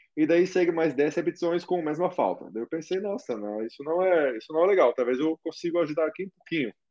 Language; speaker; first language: Portuguese; non-native, fluent; German